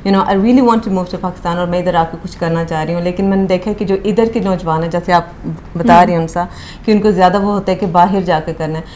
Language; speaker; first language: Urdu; early bilingual, heritage; Urdu